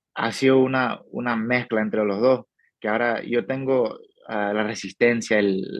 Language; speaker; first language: Spanish; early bilingual, heritage; Spanish